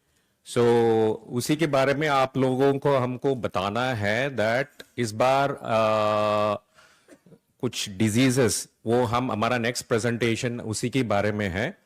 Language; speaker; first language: Hindi; non-native, local second language; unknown